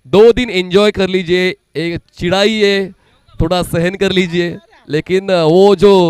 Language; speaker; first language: Hindi; non-native, local second language; Marathi